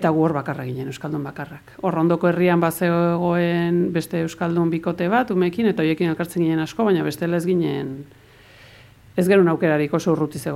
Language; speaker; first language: Basque; early bilingual, heritage; Spanish